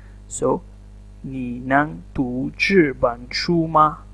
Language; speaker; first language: Chinese; non-native, learner; Urdu